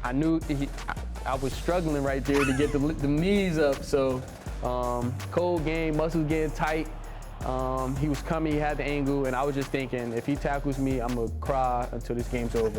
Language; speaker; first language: English; native; English